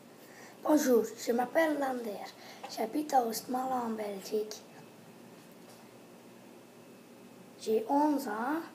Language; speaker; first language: French; non-native, learner; Dutch